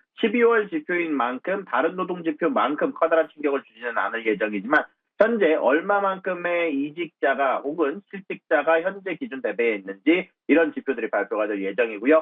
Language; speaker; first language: Korean; native; Korean